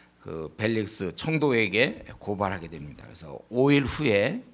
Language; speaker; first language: Korean; native; Korean